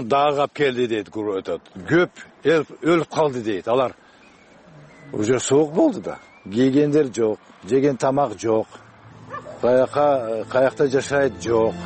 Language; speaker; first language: Kyrgyz; non-native, local second language; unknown